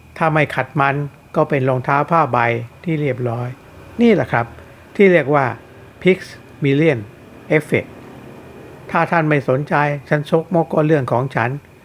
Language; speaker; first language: Thai; native; Thai